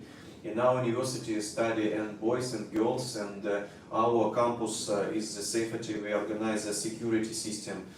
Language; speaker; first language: English; non-native, learner; Russian